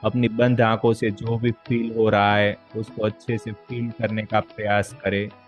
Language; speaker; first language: Hindi; native; Hindi